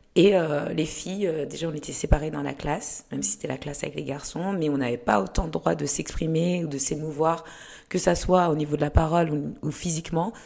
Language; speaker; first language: French; early bilingual, other home language; Kinyarwanda